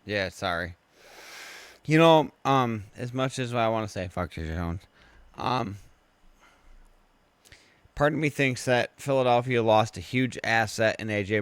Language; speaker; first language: English; native; English